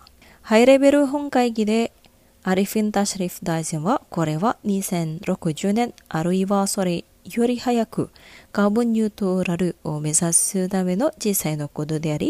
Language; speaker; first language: Japanese; non-native, fluent; Indonesian